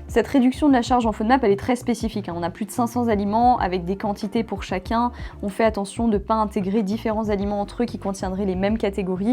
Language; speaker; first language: French; native; French